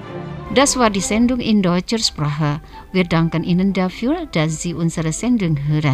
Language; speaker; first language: German; non-native, fluent; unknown